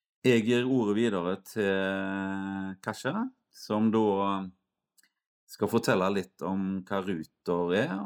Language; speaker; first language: Norwegian; native; Norwegian